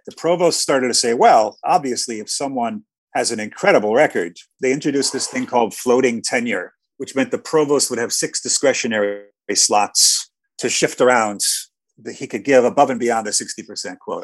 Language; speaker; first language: English; native; English